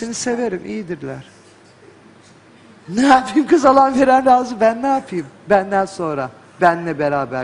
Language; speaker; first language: Turkish; native; Turkish